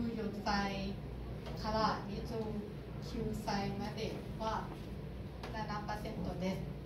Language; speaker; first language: Japanese; non-native, learner; Thai